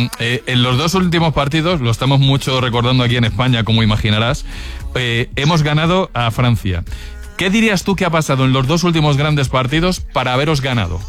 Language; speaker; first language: Spanish; native; Spanish